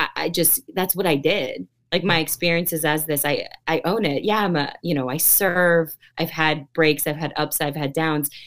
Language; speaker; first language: English; early bilingual, other home language; Filipino